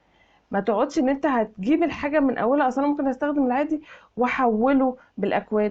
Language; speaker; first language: Arabic; native; Arabic